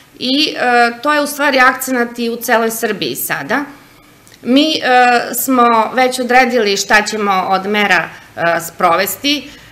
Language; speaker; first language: Serbian; native; Serbian